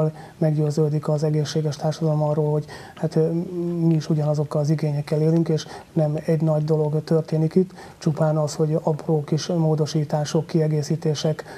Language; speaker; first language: Hungarian; native; Hungarian